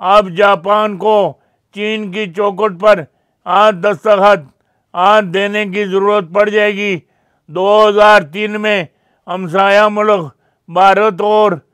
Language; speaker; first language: Urdu; non-native, local second language; Punjabi